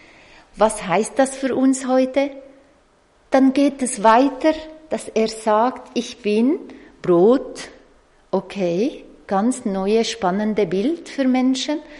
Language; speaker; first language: German; non-native, fluent; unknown